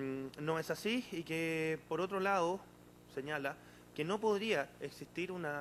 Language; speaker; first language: Spanish; native; Spanish